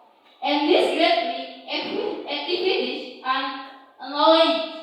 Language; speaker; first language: English; non-native, learner; Indonesian